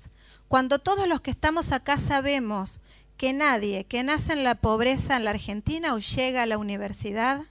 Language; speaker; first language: Spanish; native; Spanish